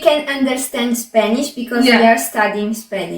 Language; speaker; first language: English; non-native, fluent; Arabic